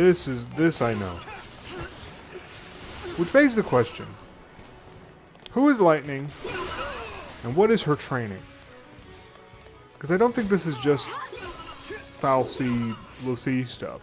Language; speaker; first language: English; native; English